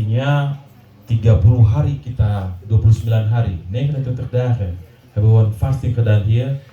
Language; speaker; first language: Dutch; non-native, learner; Indonesian